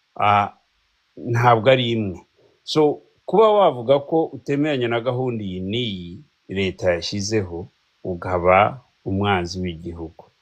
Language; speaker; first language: Kinyarwanda; early bilingual, heritage; Kinyarwanda